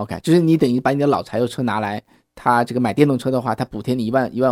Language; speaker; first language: Chinese; native; Chinese